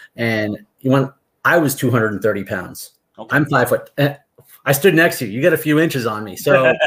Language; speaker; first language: English; native; English